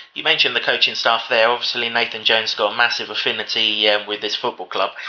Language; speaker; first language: English; native; English